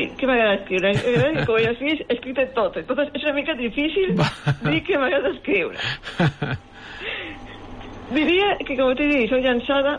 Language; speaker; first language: Catalan; native; Catalan